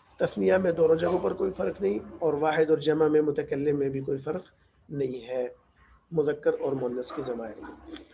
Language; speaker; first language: Urdu; native; Urdu